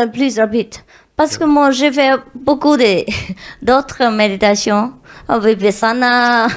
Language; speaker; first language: French; non-native, learner; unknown